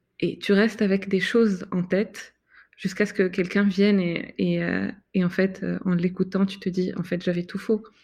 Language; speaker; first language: French; non-native, fluent; Arabic